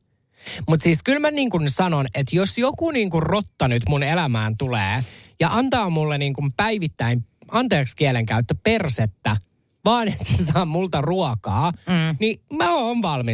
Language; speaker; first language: Finnish; native; Finnish